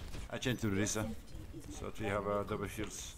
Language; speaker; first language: English; non-native, learner; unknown